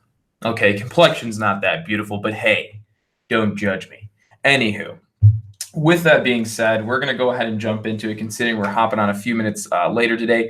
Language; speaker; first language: English; native; English